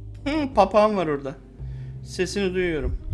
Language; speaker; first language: Turkish; native; Turkish